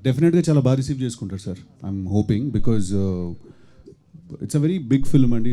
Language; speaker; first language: Telugu; native; Telugu